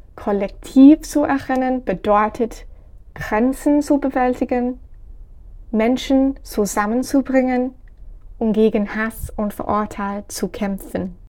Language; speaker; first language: German; non-native, fluent; English